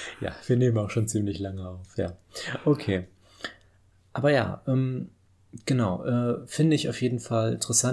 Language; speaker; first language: German; native; German